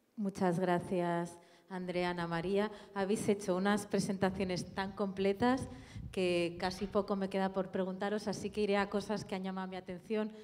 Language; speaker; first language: Spanish; native; Spanish